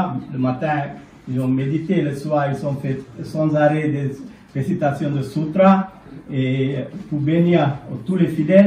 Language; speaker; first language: French; non-native, fluent; Sinhala